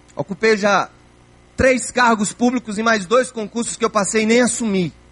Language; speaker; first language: Portuguese; native; Portuguese